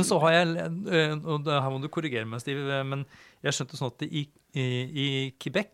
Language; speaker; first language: Norwegian; native; Norwegian